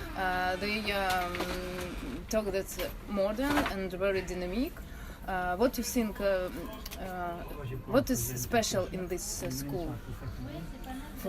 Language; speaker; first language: English; non-native, learner; Russian